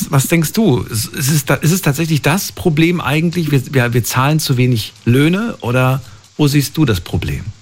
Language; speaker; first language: German; native; German